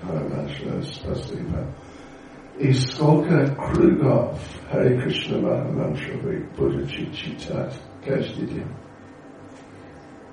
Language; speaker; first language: Russian; non-native, learner; English